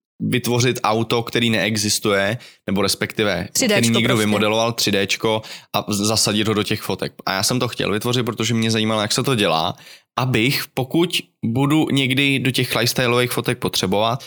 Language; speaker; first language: Czech; native; Czech